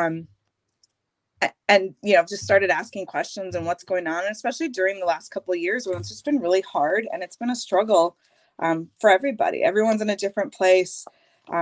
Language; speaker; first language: English; native; English